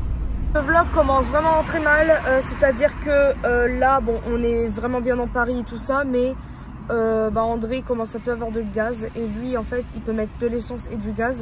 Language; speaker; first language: French; native; French